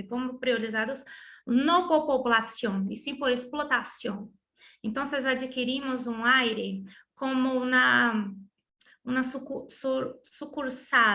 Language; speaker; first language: Spanish; non-native, learner; Portuguese